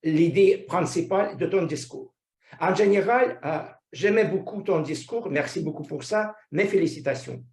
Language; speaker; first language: French; non-native, fluent; Russian